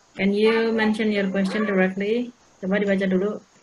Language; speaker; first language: English; non-native, fluent; Indonesian